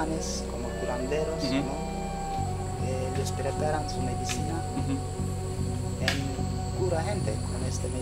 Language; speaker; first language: Spanish; non-native, learner; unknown